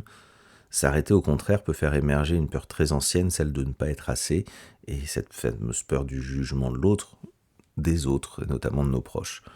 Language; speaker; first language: French; native; French